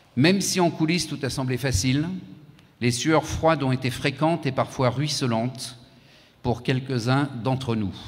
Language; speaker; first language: French; native; French